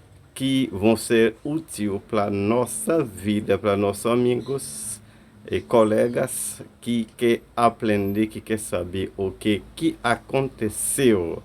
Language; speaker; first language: Portuguese; non-native, fluent; Haitian Creole